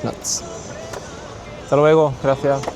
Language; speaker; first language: Spanish; non-native, fluent; English